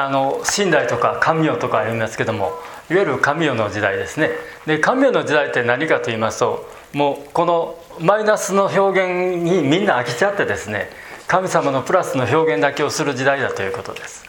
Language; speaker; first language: Japanese; native; Japanese